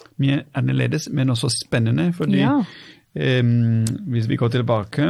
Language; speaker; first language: Norwegian; non-native, fluent; Italian